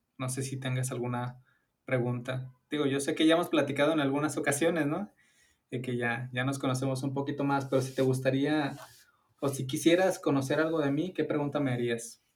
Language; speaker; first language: Spanish; native; Spanish